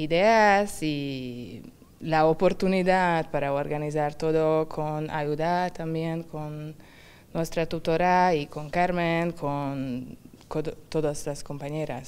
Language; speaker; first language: Spanish; non-native, fluent; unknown